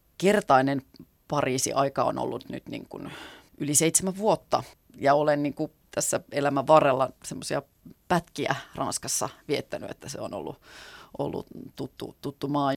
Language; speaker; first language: Finnish; native; Finnish